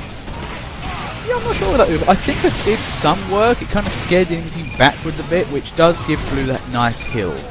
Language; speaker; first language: English; native; English